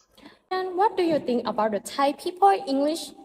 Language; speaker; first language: English; non-native, learner; Thai